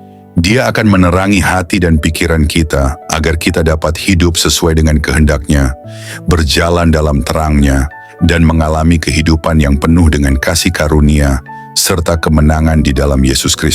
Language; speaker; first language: Indonesian; native; Indonesian